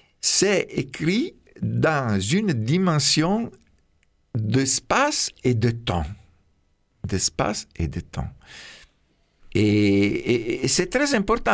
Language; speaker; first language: French; non-native, fluent; Italian